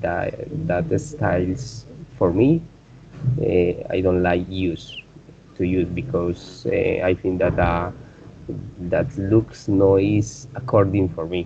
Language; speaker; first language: English; non-native, learner; Spanish